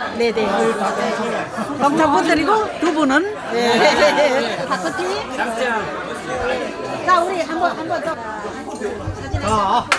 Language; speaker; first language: Korean; early bilingual, heritage; Korean